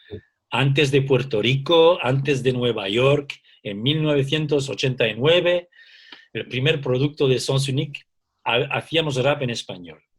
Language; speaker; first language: Spanish; early bilingual, heritage; Spanish